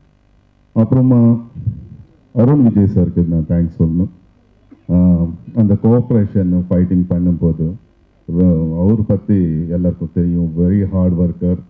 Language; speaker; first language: Tamil; non-native, learner; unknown